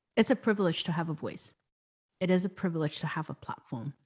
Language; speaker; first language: English; non-native, local second language; Cantonese